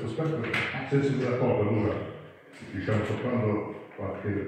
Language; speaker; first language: Italian; native; Italian